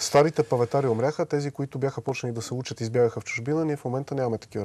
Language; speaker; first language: Bulgarian; native; Bulgarian